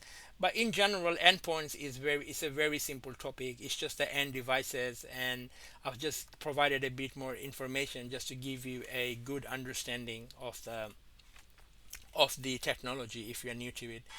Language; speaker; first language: English; non-native, fluent; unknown